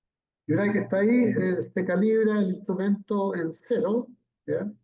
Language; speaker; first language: Spanish; native; Spanish